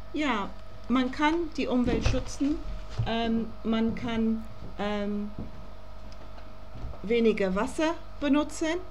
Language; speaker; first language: German; non-native, learner; English